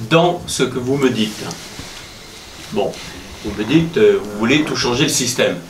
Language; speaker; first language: French; native; French